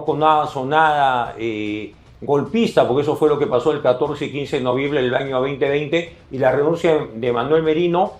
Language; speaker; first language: Spanish; native; Spanish